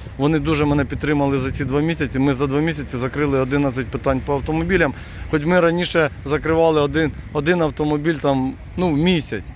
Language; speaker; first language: Ukrainian; non-native, local second language; Russian